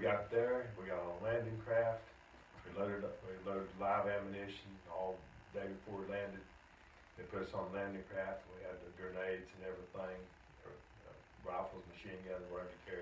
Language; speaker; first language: English; native; English